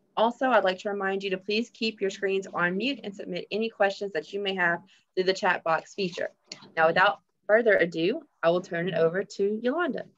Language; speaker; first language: English; native; English